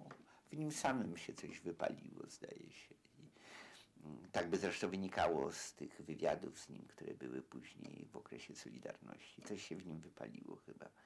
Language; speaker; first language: Polish; native; Polish